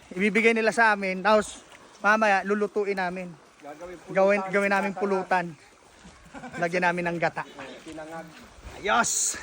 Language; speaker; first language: Filipino; non-native, local second language; Bikol